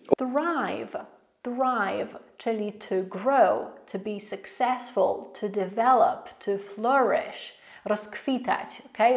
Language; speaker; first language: English; non-native, fluent; Polish